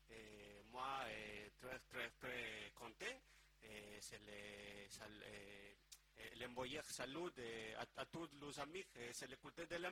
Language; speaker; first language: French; non-native, learner; Spanish